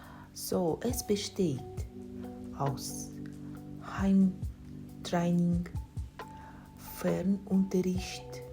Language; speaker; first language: German; non-native, learner; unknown